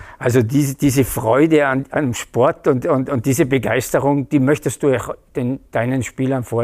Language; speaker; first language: German; native; German